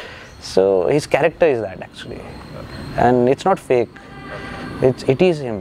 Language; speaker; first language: Kannada; non-native, learner; Nepali